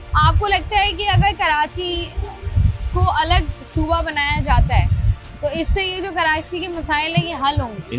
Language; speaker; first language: Urdu; native; Urdu